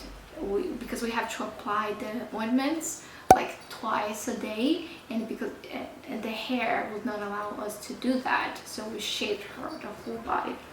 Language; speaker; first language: English; non-native, fluent; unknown